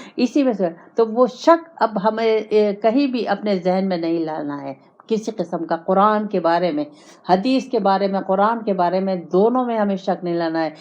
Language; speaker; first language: Urdu; non-native, local second language; Pashto